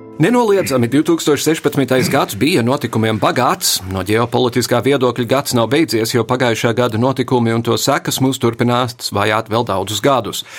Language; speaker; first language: Latvian; early bilingual, heritage; English